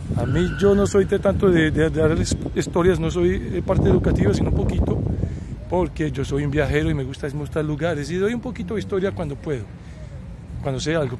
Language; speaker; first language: Spanish; early bilingual, heritage; Spanish